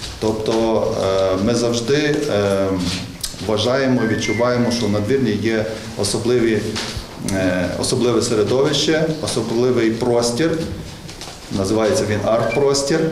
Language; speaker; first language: Ukrainian; native; Ukrainian